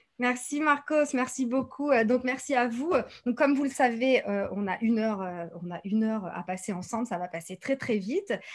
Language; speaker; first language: French; native; French